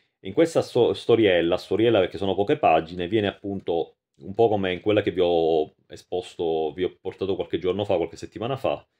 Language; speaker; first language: Italian; native; Italian